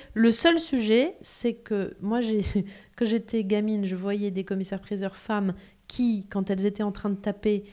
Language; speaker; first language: French; native; French